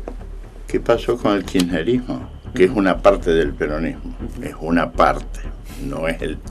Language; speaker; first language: Spanish; native; Spanish